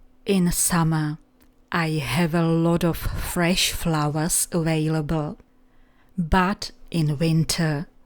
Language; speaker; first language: English; non-native, fluent; Czech